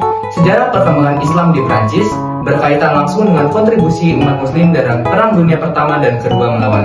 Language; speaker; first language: Indonesian; native; Indonesian